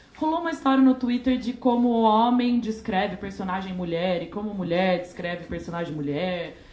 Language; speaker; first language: Portuguese; native; Portuguese